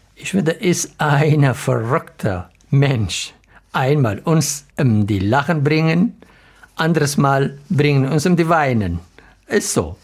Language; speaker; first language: German; non-native, learner; Arabic